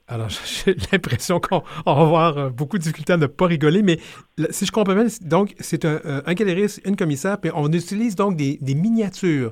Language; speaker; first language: French; native; French